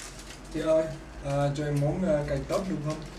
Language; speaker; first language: Vietnamese; non-native, learner; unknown